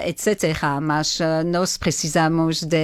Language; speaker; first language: Portuguese; non-native, fluent; French